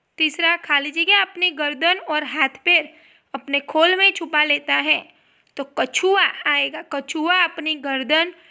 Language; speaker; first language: Hindi; non-native, local second language; Gujarati